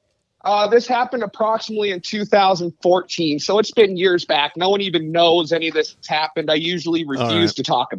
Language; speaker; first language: English; native; English